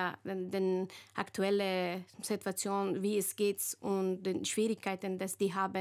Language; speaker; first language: German; non-native, learner; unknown